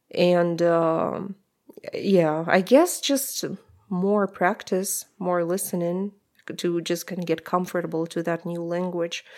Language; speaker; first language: English; non-native, fluent; Russian